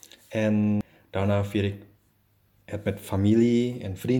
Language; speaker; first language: Dutch; non-native, learner; German